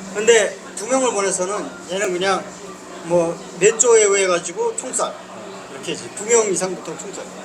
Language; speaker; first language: Korean; native; Korean